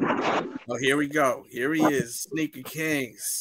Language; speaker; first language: English; native; English